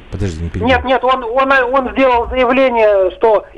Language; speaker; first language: Russian; native; Russian